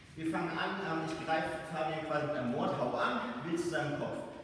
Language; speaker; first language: German; native; German